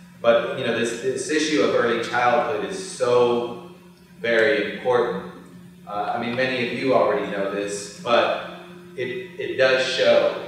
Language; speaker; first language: English; native; English